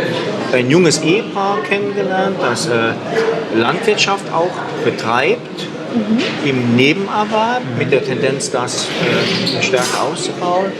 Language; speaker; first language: German; native; German